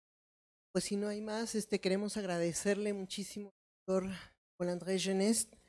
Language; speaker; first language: Spanish; native; Spanish